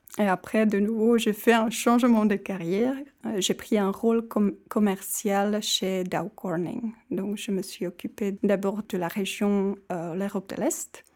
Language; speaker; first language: French; non-native, fluent; Czech